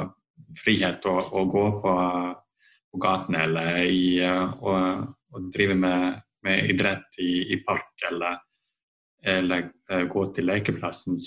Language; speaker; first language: Norwegian; non-native, fluent; Estonian